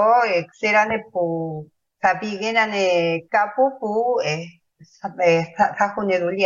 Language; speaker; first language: Greek; early bilingual, heritage; Spanish